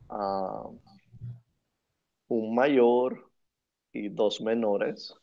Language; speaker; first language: Spanish; early bilingual, other home language; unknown